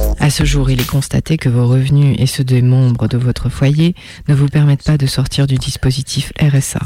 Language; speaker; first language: French; native; French